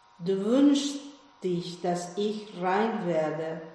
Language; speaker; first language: German; non-native, fluent; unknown